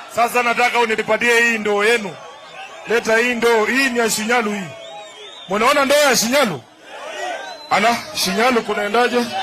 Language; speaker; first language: Swahili; non-native, local second language; Luyia